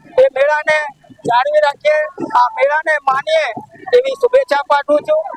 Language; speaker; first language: Gujarati; non-native, local second language; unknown